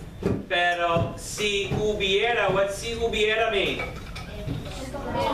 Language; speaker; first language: Spanish; non-native, fluent; English